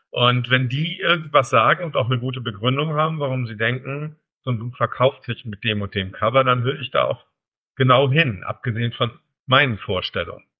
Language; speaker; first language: German; native; German